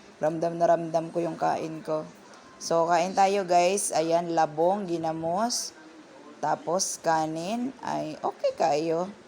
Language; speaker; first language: Filipino; non-native, local second language; Cebuano